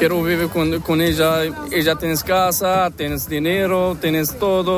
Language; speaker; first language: Spanish; non-native, learner; Arabic